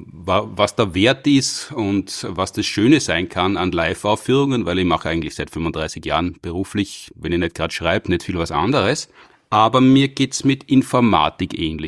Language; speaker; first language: German; native; German